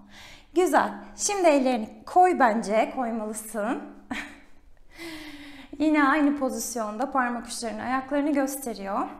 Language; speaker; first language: Turkish; native; Turkish